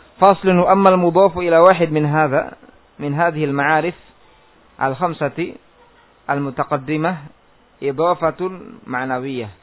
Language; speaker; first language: Arabic; non-native, fluent; Indonesian